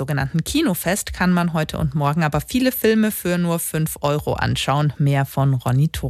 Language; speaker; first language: German; native; German